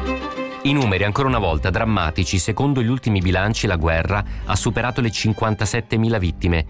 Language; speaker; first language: Italian; native; Italian